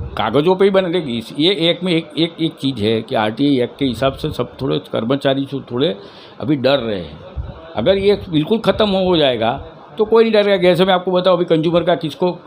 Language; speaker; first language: Hindi; native; Hindi